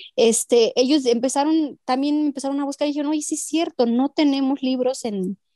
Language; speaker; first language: Spanish; non-native, local second language; Mixtepec Mixtec